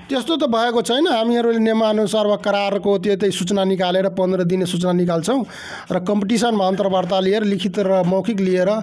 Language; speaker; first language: Nepali; non-native, local second language; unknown